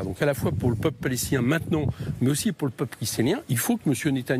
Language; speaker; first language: French; native; French